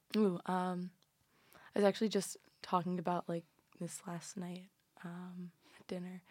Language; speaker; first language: English; native; English